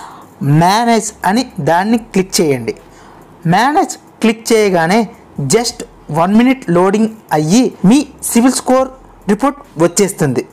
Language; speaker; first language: Telugu; native; Telugu